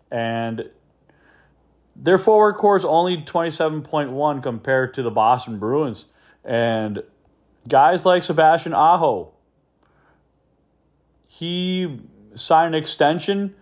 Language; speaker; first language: English; native; English